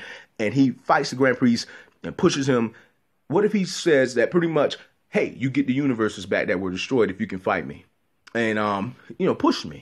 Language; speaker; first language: English; native; English